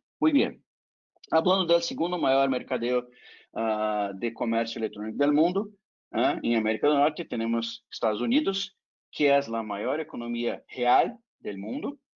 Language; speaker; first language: Spanish; non-native, fluent; Portuguese